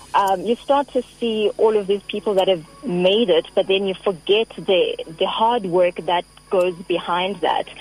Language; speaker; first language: English; non-native, local second language; Xhosa